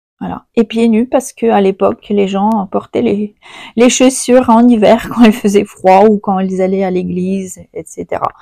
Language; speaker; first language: French; non-native, fluent; Ukrainian